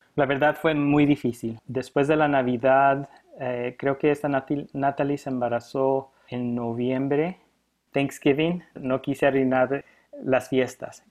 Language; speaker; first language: Spanish; early bilingual, heritage; Spanish